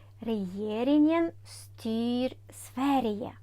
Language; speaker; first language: Swedish; non-native, fluent; Ukrainian